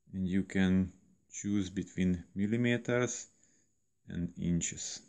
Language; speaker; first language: English; non-native, learner; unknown